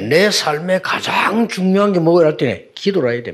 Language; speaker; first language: Korean; native; Korean